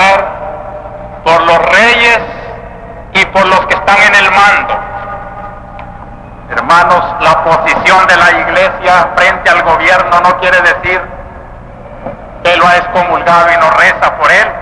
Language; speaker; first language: Spanish; native; Spanish